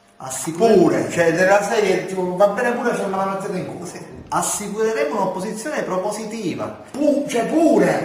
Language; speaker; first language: Italian; native; Italian